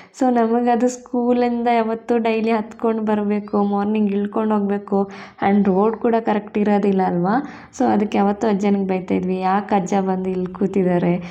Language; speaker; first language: Kannada; non-native, local second language; Tulu